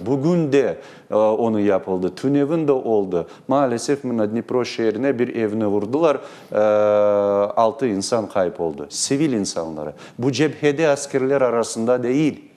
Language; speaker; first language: Turkish; non-native, learner; Crimean Tatar